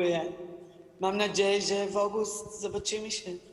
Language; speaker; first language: Polish; non-native, learner; Hebrew